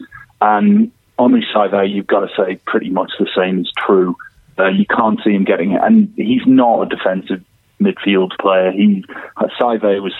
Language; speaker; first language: English; native; English